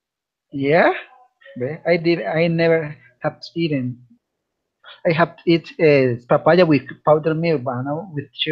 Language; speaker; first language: English; non-native, learner; Spanish